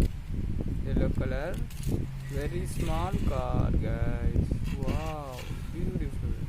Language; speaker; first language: English; non-native, learner; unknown